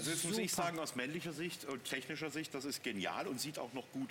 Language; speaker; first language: German; native; German